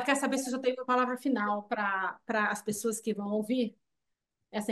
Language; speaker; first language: Portuguese; early bilingual, heritage; Portuguese